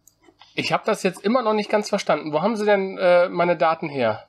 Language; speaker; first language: German; native; German